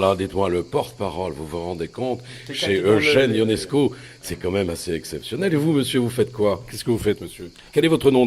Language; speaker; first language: French; native; French